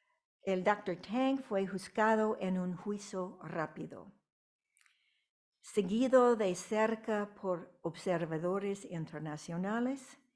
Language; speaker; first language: Spanish; non-native, fluent; English